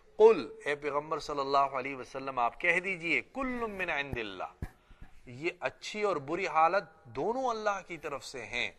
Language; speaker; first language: Urdu; non-native, local second language; Pashto